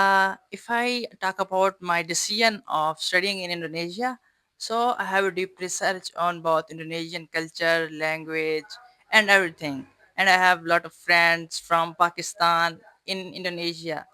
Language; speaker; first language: English; non-native, fluent; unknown